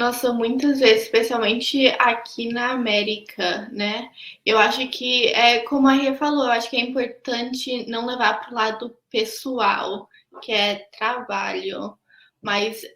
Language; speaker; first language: Portuguese; early bilingual, heritage; Portuguese